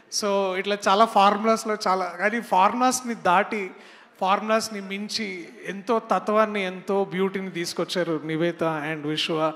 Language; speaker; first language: Telugu; native; Telugu